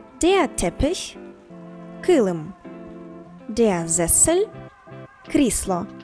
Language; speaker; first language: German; non-native, fluent; Ukrainian